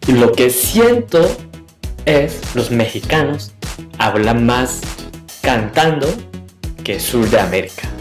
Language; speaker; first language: Spanish; non-native, fluent; Korean